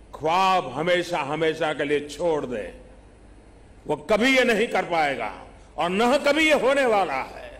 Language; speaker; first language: Hindi; non-native, local second language; Gujarati